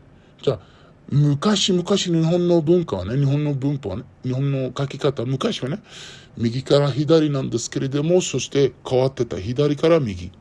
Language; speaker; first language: Japanese; non-native, learner; Arabic